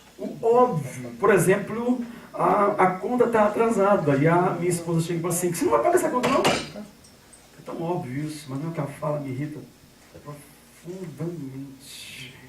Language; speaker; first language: Portuguese; native; Portuguese